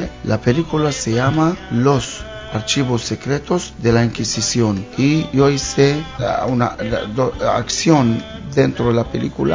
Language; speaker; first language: Spanish; non-native, learner; Hebrew